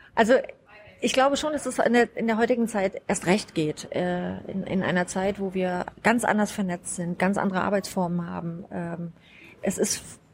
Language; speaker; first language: German; native; German